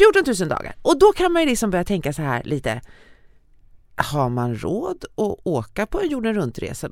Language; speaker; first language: Swedish; native; Swedish